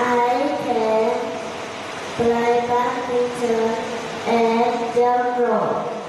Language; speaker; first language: English; non-native, learner; Vietnamese